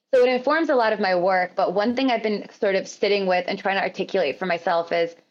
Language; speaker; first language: English; native; English